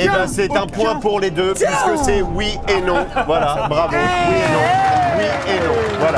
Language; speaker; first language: French; native; French